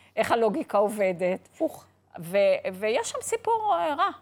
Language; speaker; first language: Hebrew; native; Hebrew